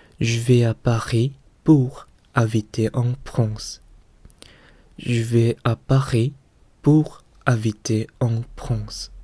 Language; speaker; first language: French; non-native, learner; Korean